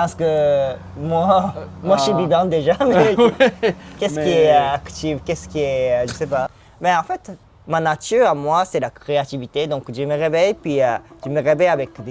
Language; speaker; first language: French; non-native, fluent; Japanese